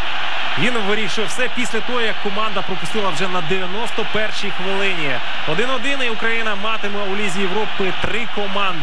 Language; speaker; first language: Ukrainian; native; Ukrainian